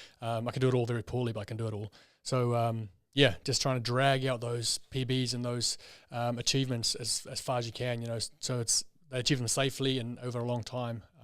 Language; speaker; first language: English; native; English